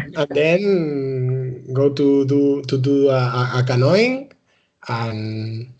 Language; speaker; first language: English; non-native, learner; Spanish